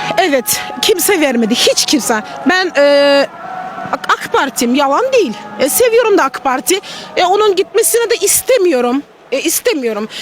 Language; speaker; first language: Turkish; non-native, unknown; Russian